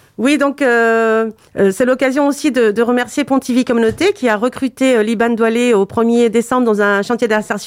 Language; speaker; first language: French; native; French